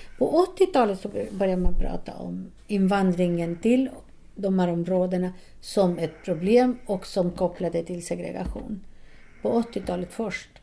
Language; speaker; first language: Swedish; non-native, fluent; Spanish